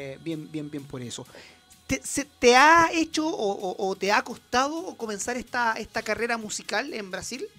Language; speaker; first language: Spanish; native; Spanish